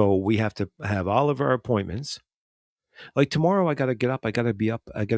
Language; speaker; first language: English; native; English